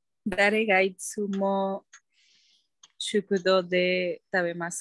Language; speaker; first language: Japanese; non-native, learner; Spanish